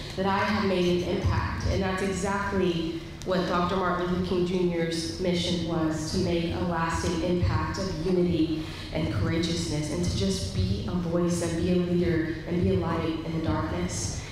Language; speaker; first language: English; native; English